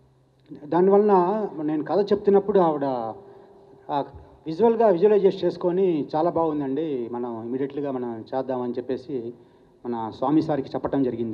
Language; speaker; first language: Telugu; native; Telugu